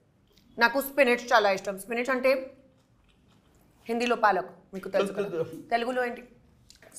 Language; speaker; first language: Telugu; non-native, learner; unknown